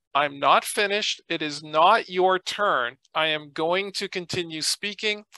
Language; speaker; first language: English; native; English